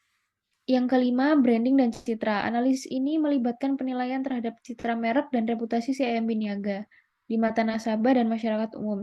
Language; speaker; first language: Indonesian; native; Indonesian